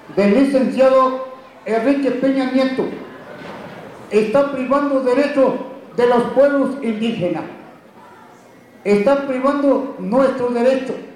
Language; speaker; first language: Spanish; non-native, local second language; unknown